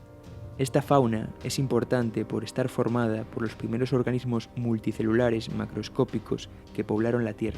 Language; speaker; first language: Spanish; native; Spanish